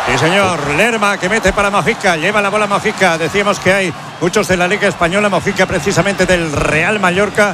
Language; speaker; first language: Spanish; native; Spanish